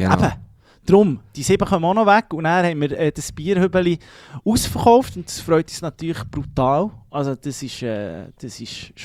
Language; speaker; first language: German; native; German